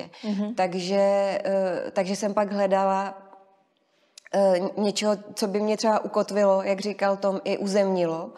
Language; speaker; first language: Czech; native; Czech